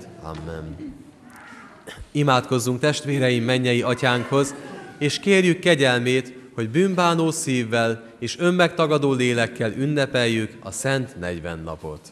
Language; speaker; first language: Hungarian; native; Hungarian